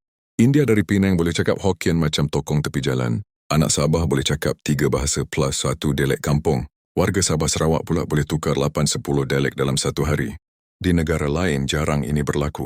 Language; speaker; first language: Malay; native; Malay